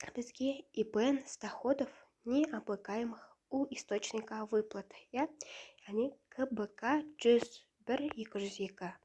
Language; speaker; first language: Russian; non-native, local second language; Kazakh